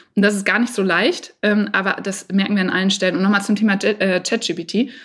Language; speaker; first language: German; native; German